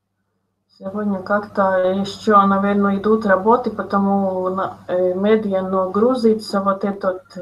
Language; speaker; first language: Russian; non-native, local second language; Latvian